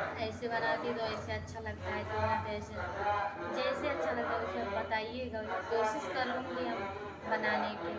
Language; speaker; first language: Hindi; non-native, local second language; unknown